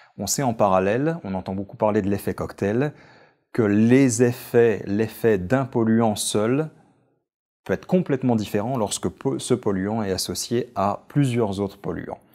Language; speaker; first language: French; native; French